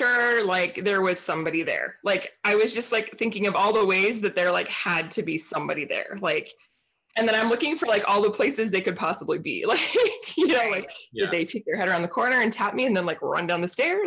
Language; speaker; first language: English; native; English